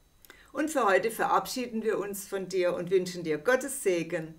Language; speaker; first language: German; native; German